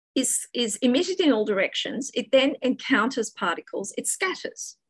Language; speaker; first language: English; native; English